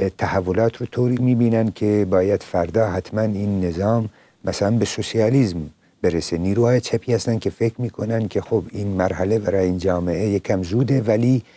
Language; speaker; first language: Persian; non-native, local second language; Central Kurdish